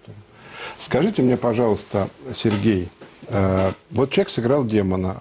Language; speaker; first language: Russian; native; Russian